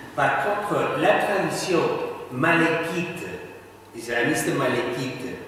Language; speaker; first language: French; non-native, fluent; Spanish